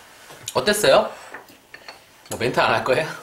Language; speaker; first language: Korean; native; Korean